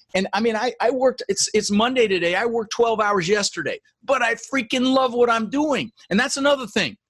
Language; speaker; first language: English; early bilingual, other home language; Dutch